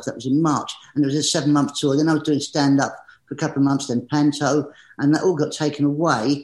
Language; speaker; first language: English; native; English